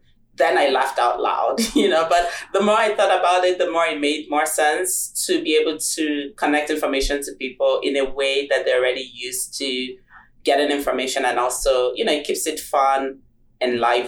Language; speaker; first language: English; non-native, local second language; Igbo